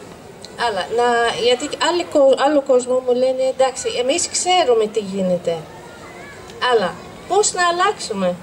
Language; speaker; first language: Greek; non-native, fluent; Arabic